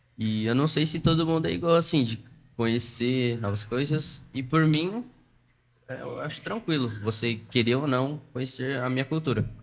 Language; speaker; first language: Portuguese; native; Portuguese